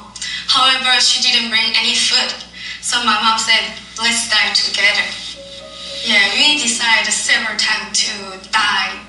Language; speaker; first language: English; non-native, learner; Korean